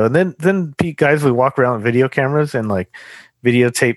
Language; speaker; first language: English; native; English